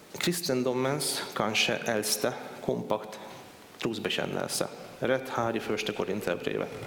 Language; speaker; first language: Swedish; non-native, fluent; Hungarian